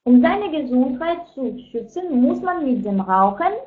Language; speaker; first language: German; non-native, fluent; Russian